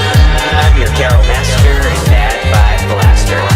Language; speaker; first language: English; native; English